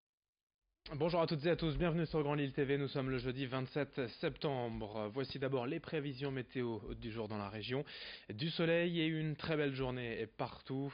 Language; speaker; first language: French; native; French